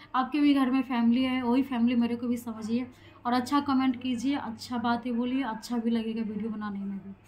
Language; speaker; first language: Hindi; native; Hindi